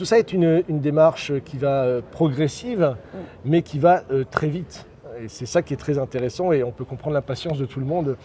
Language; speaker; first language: French; native; French